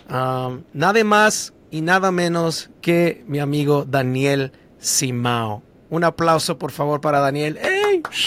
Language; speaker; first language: Spanish; native; Spanish